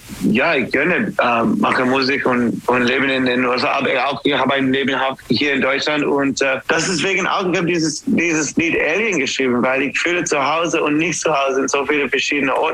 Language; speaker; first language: German; non-native, learner; English